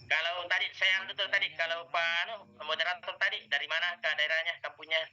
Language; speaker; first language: Indonesian; native; Indonesian